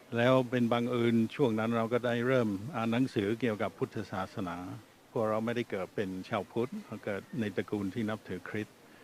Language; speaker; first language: Thai; non-native, fluent; English